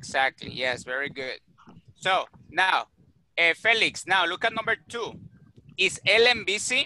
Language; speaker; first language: English; non-native, fluent; Spanish